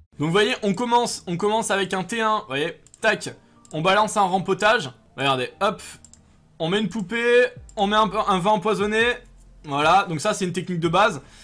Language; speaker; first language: French; native; French